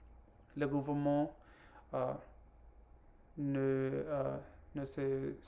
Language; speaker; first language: French; non-native, learner; Spanish